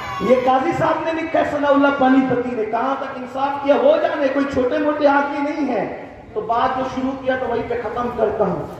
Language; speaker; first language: Urdu; native; Urdu